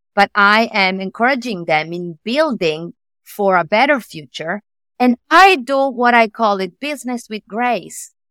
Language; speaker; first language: English; non-native, fluent; Italian